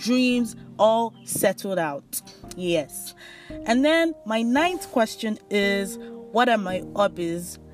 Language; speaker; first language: English; non-native, local second language; Yoruba